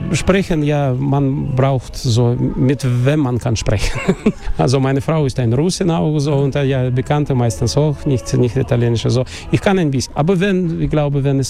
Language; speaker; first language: German; non-native, learner; Russian